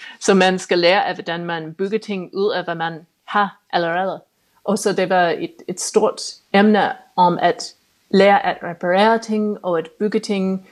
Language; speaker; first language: Danish; non-native, fluent; English